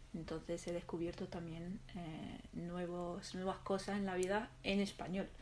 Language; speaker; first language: Spanish; non-native, fluent; Arabic